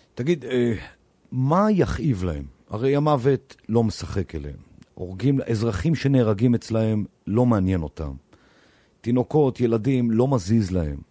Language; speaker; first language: Hebrew; native; Hebrew